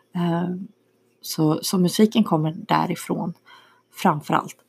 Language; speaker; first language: Swedish; early bilingual, other home language; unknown